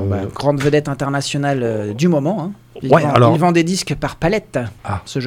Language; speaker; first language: French; native; French